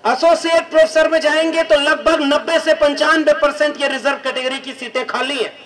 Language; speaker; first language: Hindi; native; Hindi